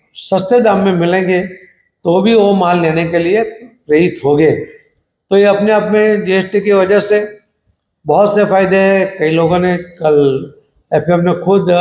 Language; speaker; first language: Hindi; non-native, local second language; Gujarati